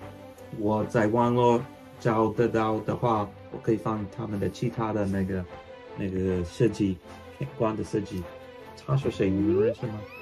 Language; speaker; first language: Chinese; non-native, fluent; English